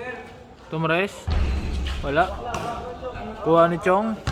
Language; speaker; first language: Filipino; non-native, local second language; Bikol